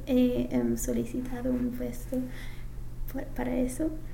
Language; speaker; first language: Spanish; non-native, fluent; English